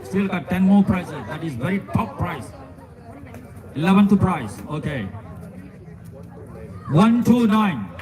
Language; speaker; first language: English; non-native, local second language; Tamil